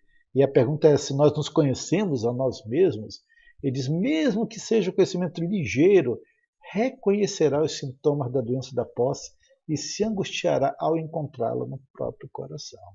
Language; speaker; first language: Portuguese; native; Portuguese